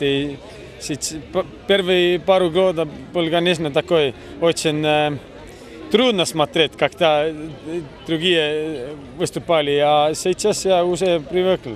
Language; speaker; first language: Russian; non-native, local second language; Estonian